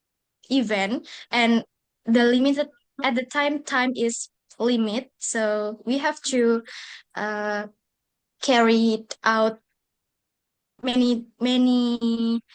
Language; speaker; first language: English; non-native, learner; Indonesian